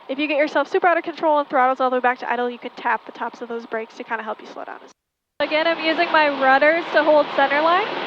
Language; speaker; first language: English; native; English